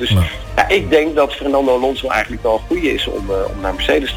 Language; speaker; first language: Dutch; native; Dutch